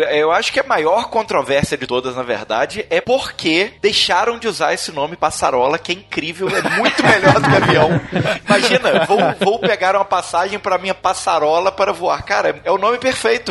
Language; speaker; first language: Portuguese; native; Portuguese